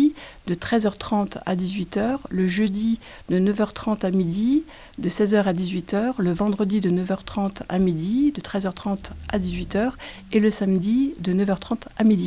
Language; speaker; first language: French; native; French